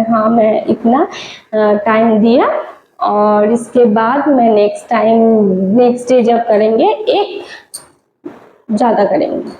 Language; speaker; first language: Hindi; non-native, local second language; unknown